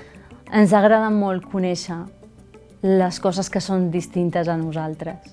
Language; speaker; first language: Catalan; early bilingual, other home language; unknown